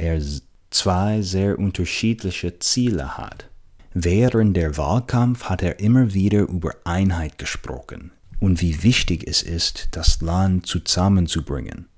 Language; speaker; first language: German; non-native, fluent; English